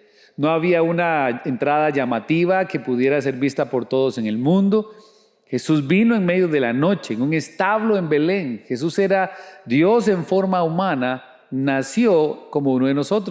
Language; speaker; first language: Spanish; native; Spanish